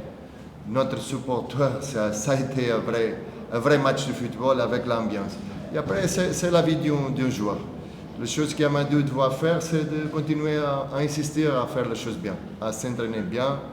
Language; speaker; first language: French; non-native, fluent; Portuguese